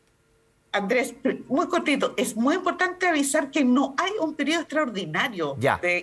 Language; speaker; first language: Spanish; native; Spanish